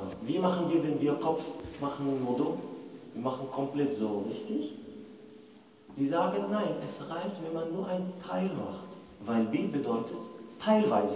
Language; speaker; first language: German; non-native, fluent; Arabic